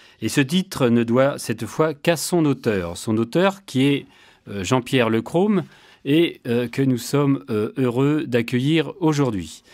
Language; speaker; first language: French; native; French